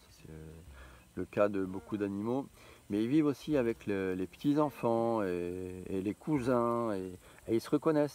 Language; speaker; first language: French; native; French